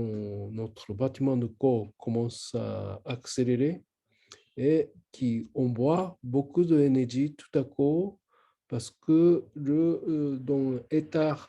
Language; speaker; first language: French; non-native, learner; Japanese